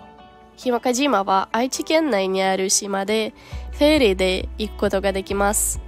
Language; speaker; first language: Japanese; non-native, fluent; Ukrainian